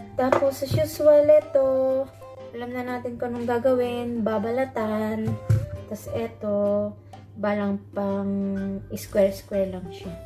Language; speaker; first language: Filipino; non-native, local second language; Iloko